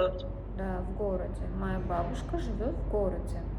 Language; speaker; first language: Russian; non-native, fluent; Azerbaijani